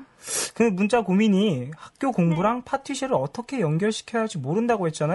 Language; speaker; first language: Korean; native; Korean